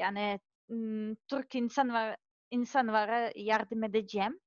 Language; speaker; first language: Turkish; non-native, learner; Serbian